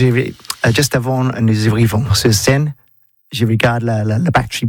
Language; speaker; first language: French; non-native, learner; English